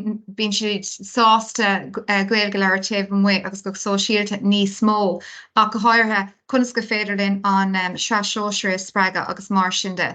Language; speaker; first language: Irish; non-native, local second language; English